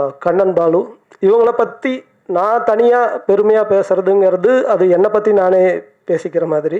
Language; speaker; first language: Tamil; native; Tamil